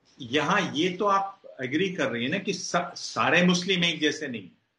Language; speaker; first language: Hindi; native; Hindi